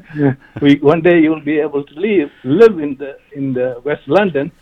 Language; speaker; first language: English; non-native, local second language; Malayalam